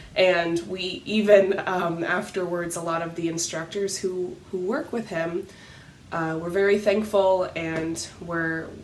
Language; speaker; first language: English; native; English